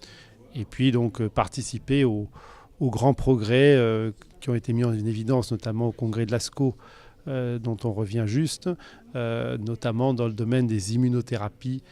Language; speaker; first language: French; native; French